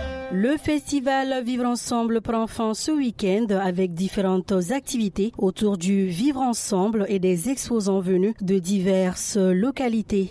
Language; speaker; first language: French; non-native, local second language; Bambara